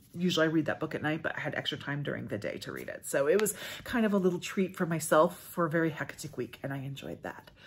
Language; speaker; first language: English; native; English